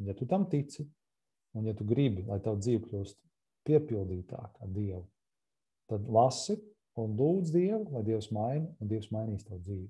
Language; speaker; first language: Latvian; native; Latvian